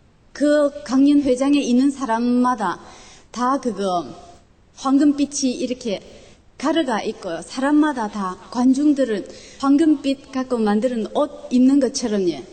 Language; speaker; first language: Korean; non-native, local second language; Chinese